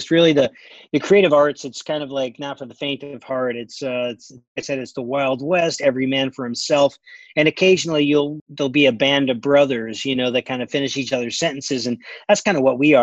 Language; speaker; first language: English; native; English